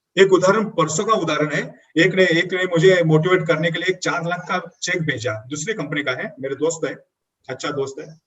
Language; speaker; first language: Hindi; non-native, local second language; Marathi